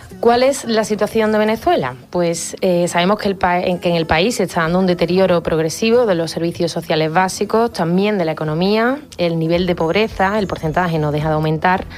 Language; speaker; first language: Spanish; native; Spanish